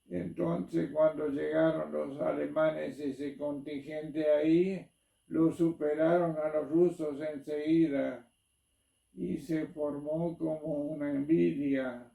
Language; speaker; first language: Spanish; non-native, local second language; German